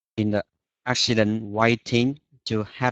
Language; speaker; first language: English; non-native, learner; Vietnamese